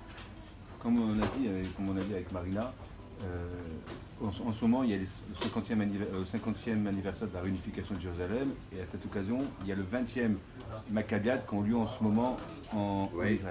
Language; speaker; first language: French; native; French